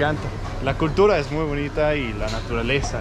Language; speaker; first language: Spanish; non-native, learner; Danish